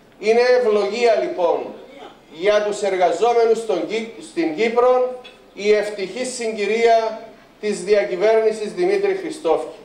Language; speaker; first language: Greek; native; Greek